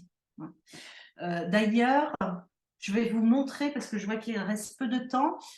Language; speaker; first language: French; native; French